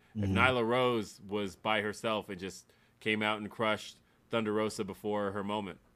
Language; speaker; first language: English; native; English